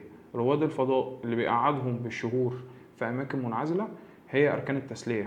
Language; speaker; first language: Arabic; native; Arabic